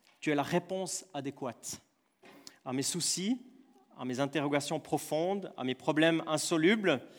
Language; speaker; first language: French; native; French